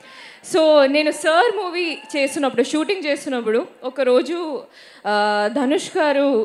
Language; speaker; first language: Telugu; non-native, fluent; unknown